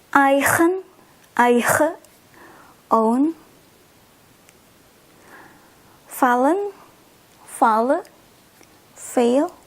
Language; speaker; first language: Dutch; non-native, fluent; Indonesian